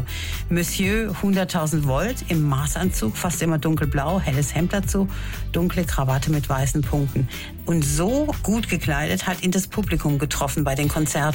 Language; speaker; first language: German; native; German